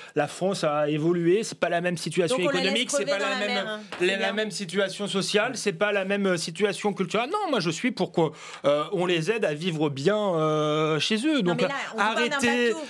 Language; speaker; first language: French; native; French